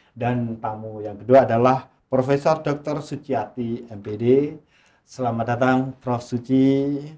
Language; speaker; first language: Indonesian; native; Indonesian